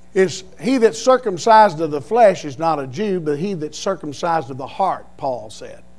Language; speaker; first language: English; native; English